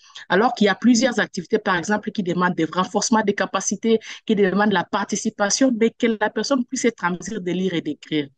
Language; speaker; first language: French; non-native, local second language; Swahili